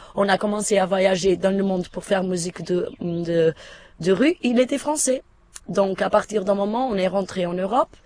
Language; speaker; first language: French; non-native, fluent; Portuguese